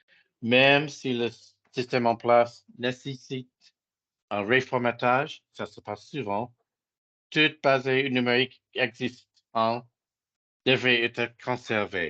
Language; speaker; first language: French; non-native, fluent; English